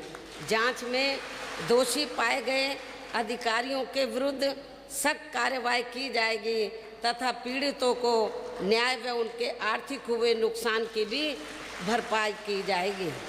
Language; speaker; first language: Hindi; native; Hindi